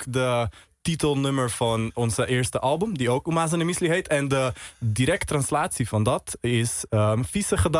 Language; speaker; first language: Dutch; early bilingual, heritage; Dutch